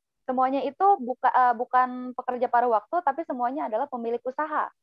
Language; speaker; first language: Indonesian; native; Indonesian